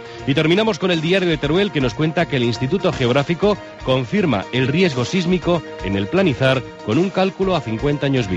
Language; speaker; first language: Spanish; native; Spanish